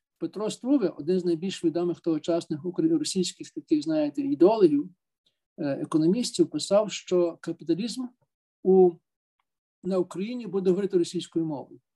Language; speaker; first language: Ukrainian; native; Ukrainian